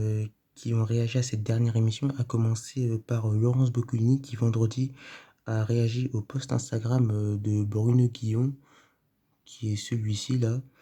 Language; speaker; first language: French; native; French